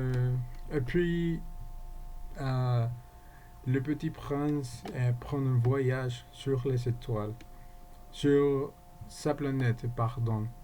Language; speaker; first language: French; non-native, learner; Spanish